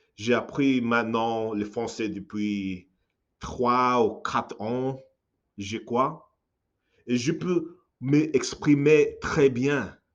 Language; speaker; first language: French; non-native, fluent; English